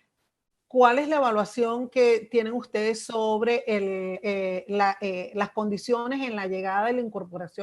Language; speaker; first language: Spanish; native; Spanish